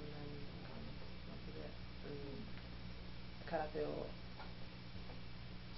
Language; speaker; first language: Japanese; non-native, learner; Italian